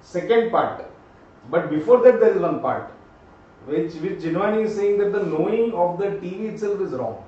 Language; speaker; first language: English; non-native, local second language; Gujarati